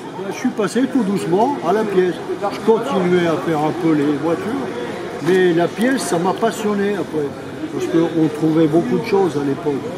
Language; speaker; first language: French; native; French